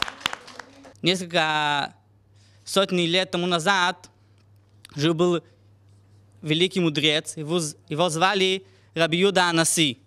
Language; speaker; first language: Russian; non-native, fluent; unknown